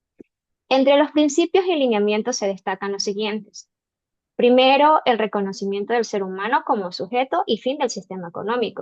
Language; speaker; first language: Spanish; native; Spanish